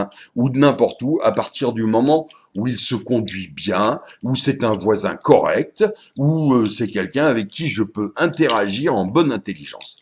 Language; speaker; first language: French; native; French